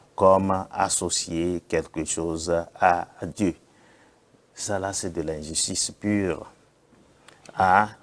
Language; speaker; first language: French; non-native, local second language; Yoruba